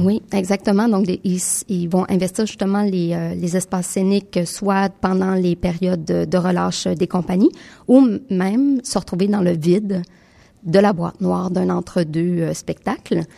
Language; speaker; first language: French; native; French